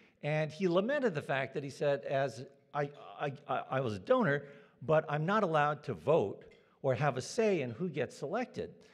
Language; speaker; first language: English; native; English